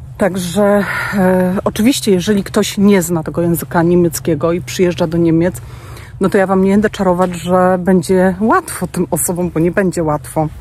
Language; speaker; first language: Polish; native; Polish